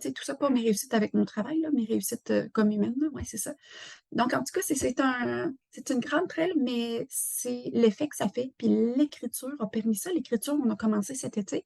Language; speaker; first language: French; native; French